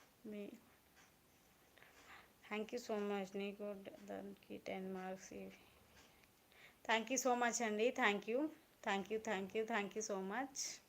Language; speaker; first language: Telugu; non-native, local second language; Kannada